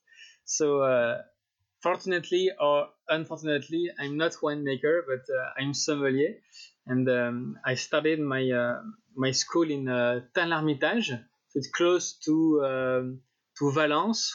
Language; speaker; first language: English; non-native, fluent; French